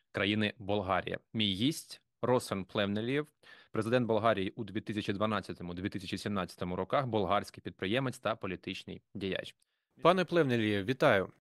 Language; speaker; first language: Ukrainian; native; Ukrainian